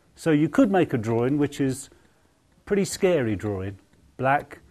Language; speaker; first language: English; native; English